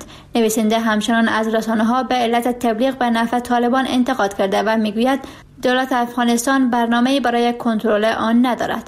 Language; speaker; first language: Persian; native; Persian